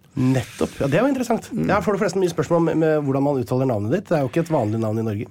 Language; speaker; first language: Norwegian; native; Norwegian